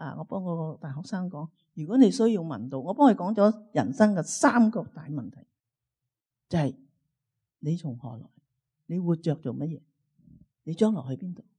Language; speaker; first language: Cantonese; native; Cantonese